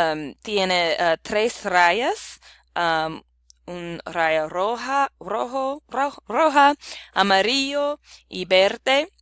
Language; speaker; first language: Spanish; non-native, learner; English